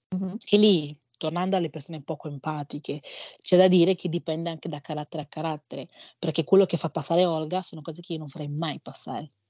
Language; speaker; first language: Italian; early bilingual, other home language; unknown